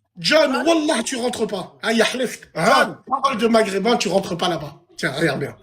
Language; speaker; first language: French; early bilingual, other home language; Arabic